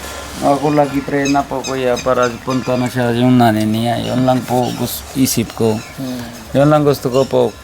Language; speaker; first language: Filipino; non-native, learner; Punjabi